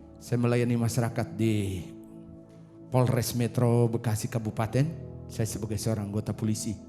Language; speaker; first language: Indonesian; non-native, local second language; Tetum